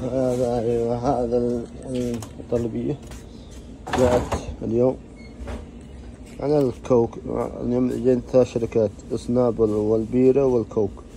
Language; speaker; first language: Arabic; non-native, learner; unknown